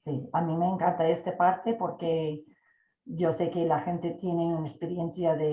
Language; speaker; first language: Spanish; non-native, fluent; English